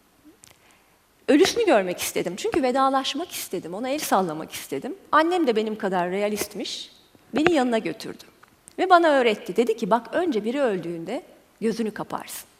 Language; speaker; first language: Turkish; native; Turkish